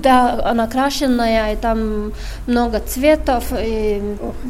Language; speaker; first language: Russian; non-native, local second language; Latvian